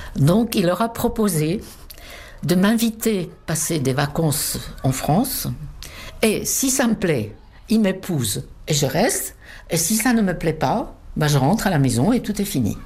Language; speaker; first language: French; non-native, fluent; Czech